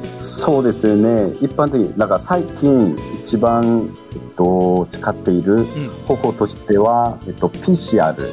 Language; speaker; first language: Japanese; non-native, fluent; Korean